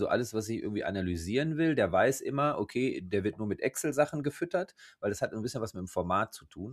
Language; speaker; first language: German; native; German